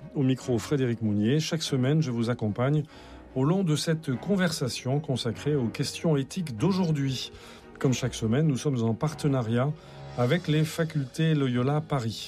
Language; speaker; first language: French; native; French